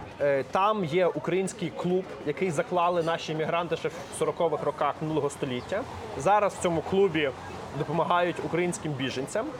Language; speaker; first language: Ukrainian; native; Ukrainian